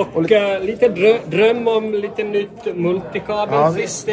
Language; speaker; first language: Swedish; native; Swedish